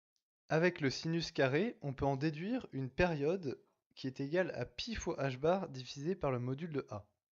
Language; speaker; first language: French; native; French